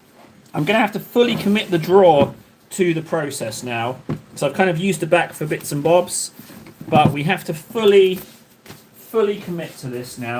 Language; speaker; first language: English; native; English